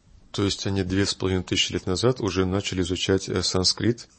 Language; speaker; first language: Russian; native; Russian